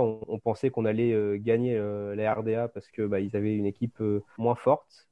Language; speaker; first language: French; native; French